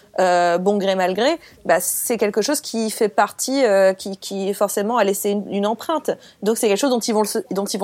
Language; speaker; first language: French; native; French